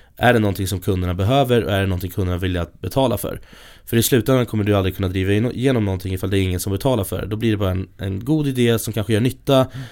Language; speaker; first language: Swedish; native; Swedish